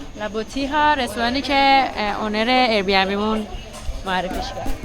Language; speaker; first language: Persian; native; Persian